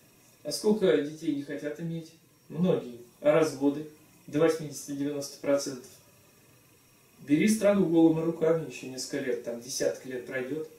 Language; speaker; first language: Russian; native; Russian